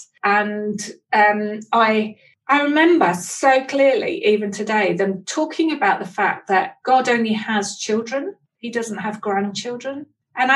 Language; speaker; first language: English; native; English